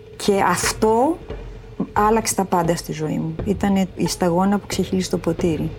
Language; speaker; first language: Greek; native; Greek